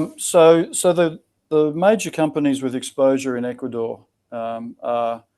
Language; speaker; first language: English; native; English